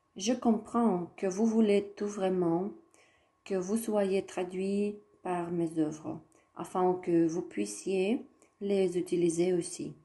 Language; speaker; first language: French; non-native, fluent; Russian